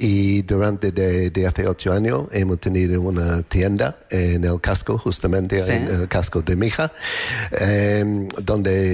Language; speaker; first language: Spanish; non-native, learner; English